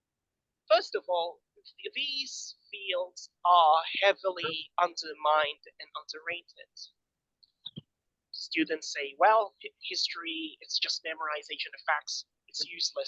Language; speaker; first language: English; non-native, fluent; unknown